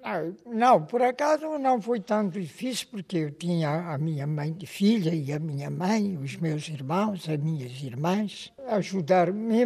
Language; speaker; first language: Portuguese; non-native, local second language; Kabuverdianu